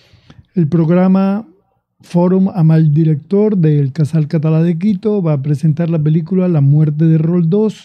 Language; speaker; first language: Catalan; non-native, learner; Spanish